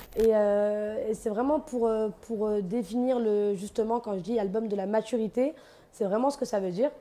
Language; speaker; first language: French; native; French